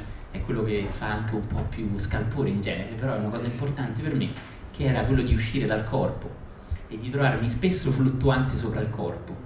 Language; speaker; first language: Italian; native; Italian